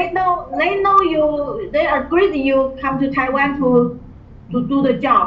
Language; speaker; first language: English; non-native, learner; Chinese